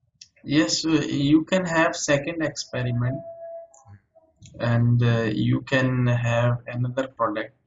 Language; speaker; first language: English; non-native, local second language; Hindi